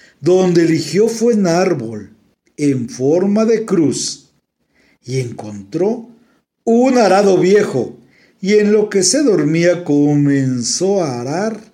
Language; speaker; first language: Spanish; native; Spanish